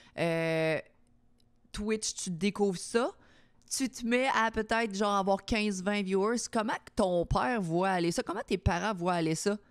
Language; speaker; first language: French; native; French